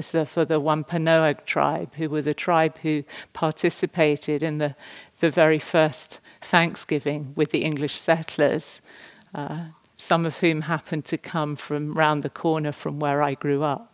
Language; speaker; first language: English; native; English